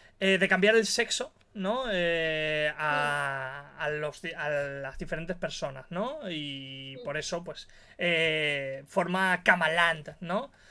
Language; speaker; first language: Spanish; native; Spanish